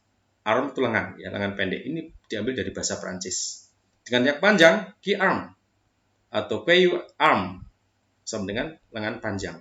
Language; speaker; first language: Indonesian; native; Indonesian